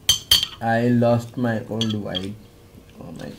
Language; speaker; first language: English; non-native, local second language; Hindi